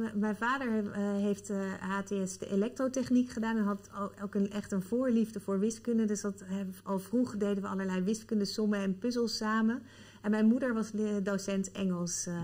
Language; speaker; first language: Dutch; native; Dutch